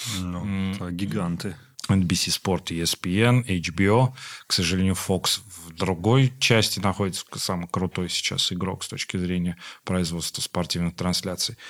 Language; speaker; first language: Russian; non-native, local second language; Armenian